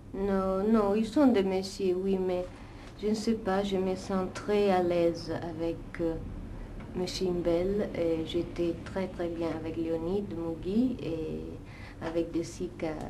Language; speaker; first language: French; non-native, fluent; Italian